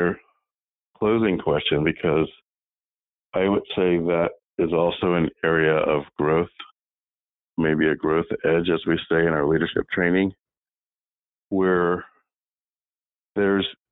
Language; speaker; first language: English; native; English